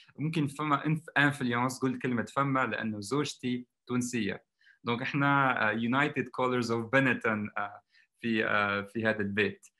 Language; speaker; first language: Arabic; native; Arabic